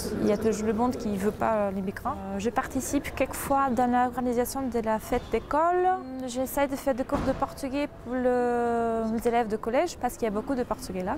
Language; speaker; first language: French; non-native, fluent; Portuguese